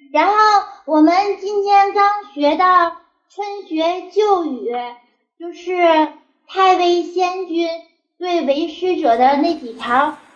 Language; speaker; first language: Chinese; native; Chinese